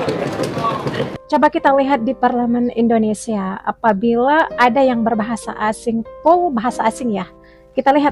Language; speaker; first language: Indonesian; native; Indonesian